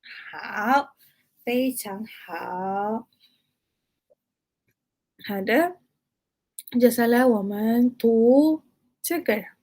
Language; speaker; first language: Chinese; non-native, fluent; Malay